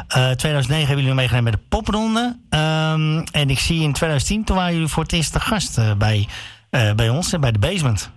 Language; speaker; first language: Dutch; native; Dutch